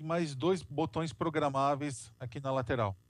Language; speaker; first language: Portuguese; native; Portuguese